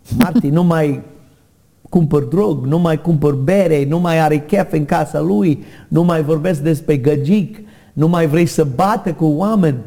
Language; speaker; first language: Romanian; non-native, learner; English